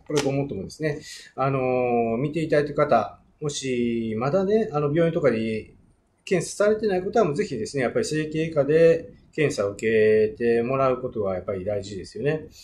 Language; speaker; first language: Japanese; native; Japanese